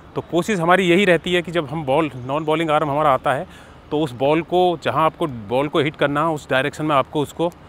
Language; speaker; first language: Hindi; native; Hindi